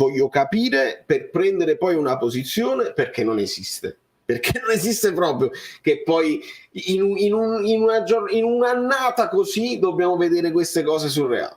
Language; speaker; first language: Italian; native; Italian